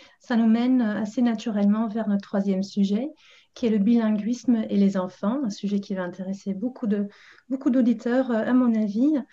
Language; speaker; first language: French; non-native, fluent; English